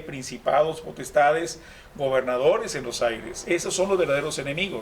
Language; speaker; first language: Spanish; native; Spanish